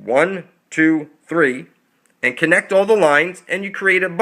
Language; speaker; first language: English; native; English